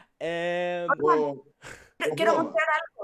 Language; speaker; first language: Portuguese; non-native, learner; Spanish